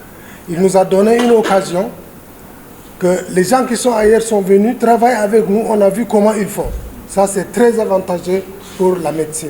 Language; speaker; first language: French; non-native, local second language; Wolof